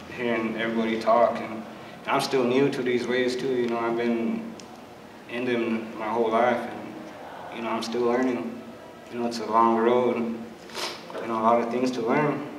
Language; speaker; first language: English; native; English